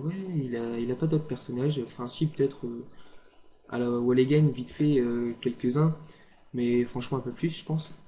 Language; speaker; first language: French; native; French